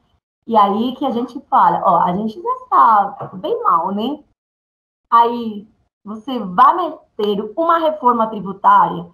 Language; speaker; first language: Portuguese; non-native, fluent; Spanish